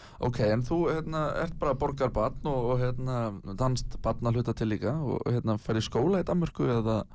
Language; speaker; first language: Icelandic; native; Icelandic